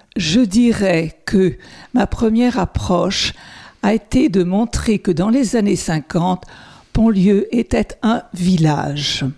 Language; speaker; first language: French; native; French